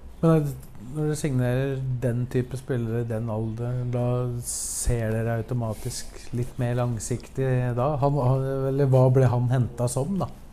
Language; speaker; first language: Norwegian; native; Norwegian